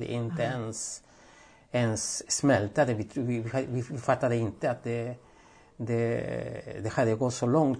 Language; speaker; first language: Swedish; non-native, fluent; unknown